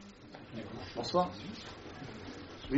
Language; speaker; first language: French; native; French